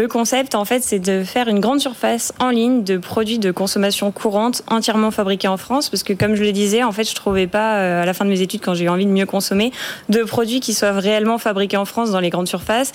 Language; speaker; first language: French; native; French